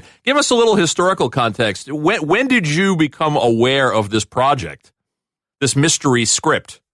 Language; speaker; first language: English; native; English